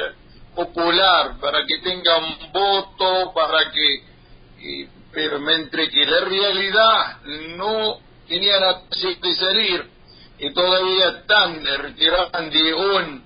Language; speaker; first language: Spanish; non-native, learner; Arabic